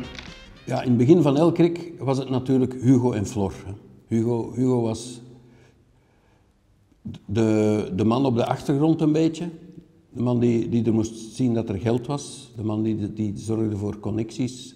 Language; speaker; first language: Dutch; native; Dutch